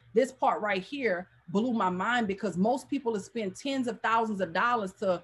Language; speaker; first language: English; native; English